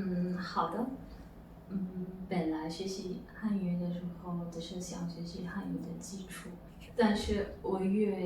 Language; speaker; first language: Chinese; non-native, fluent; Malagasy